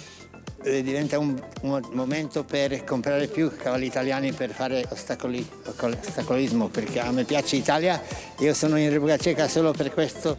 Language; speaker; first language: Italian; non-native, learner; Czech